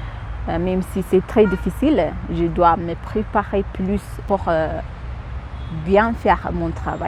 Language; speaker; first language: French; non-native, fluent; Amharic